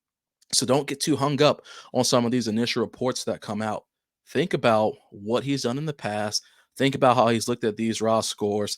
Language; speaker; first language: English; native; English